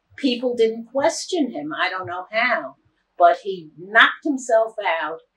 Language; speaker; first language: English; native; English